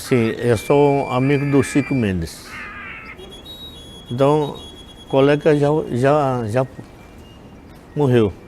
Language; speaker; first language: Portuguese; non-native, local second language; Yanomámi